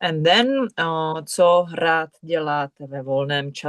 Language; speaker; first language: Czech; non-native, fluent; English